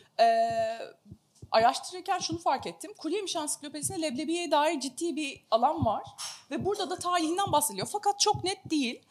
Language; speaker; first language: Turkish; native; Turkish